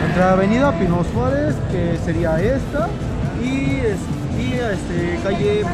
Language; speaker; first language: Spanish; native; Spanish